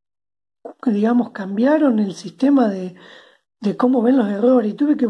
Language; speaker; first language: Spanish; native; Spanish